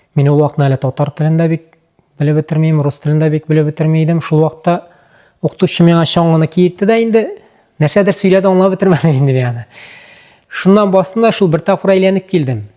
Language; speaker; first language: Tatar; early bilingual, other home language; Uzbek